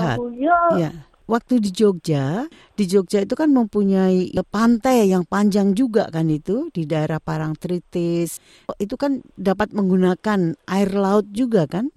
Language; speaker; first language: Indonesian; native; Indonesian